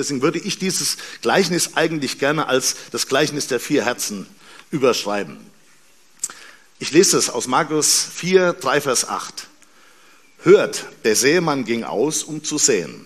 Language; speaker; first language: German; native; German